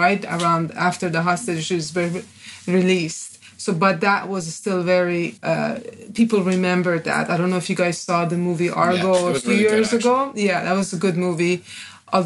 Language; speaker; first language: English; non-native, fluent; Persian